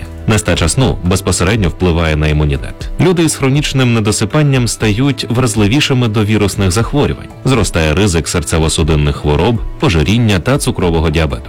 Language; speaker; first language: Ukrainian; native; Ukrainian